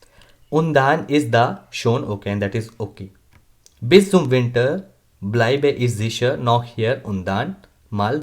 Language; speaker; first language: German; non-native, learner; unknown